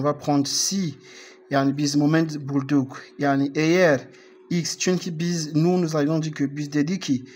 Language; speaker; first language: Turkish; non-native, learner; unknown